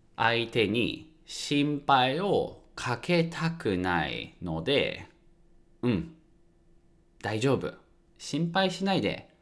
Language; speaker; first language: Japanese; native; Japanese